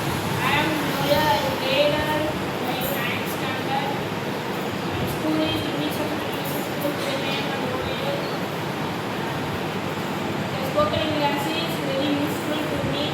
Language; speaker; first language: English; non-native, learner; Tamil